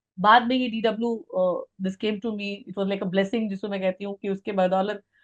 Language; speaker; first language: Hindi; native; Hindi